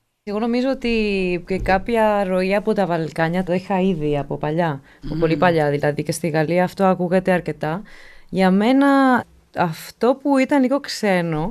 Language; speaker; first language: Greek; non-native, fluent; French